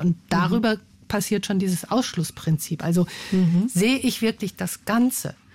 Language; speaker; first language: German; native; German